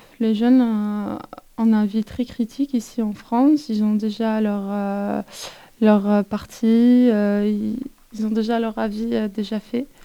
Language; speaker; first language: French; non-native, local second language; Arabic